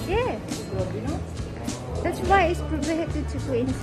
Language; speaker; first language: English; non-native, local second language; Filipino